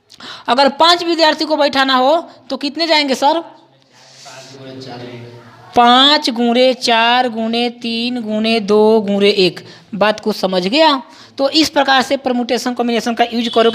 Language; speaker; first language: Hindi; non-native, local second language; Bhojpuri